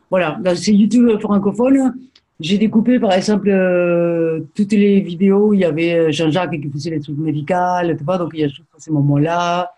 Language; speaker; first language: French; native; French